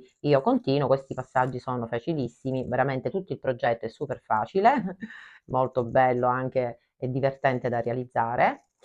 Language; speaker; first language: Italian; native; Italian